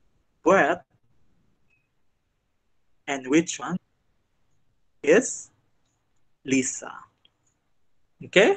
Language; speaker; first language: English; non-native, fluent; Indonesian